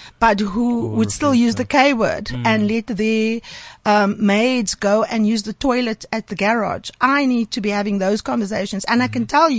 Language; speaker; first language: English; native; English